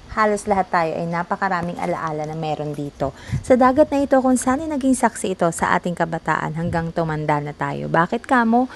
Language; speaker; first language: Filipino; native; Filipino